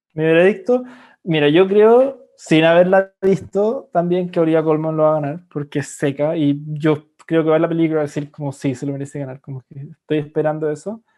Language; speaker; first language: Spanish; native; Spanish